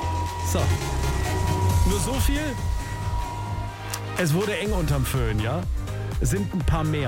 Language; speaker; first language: German; native; German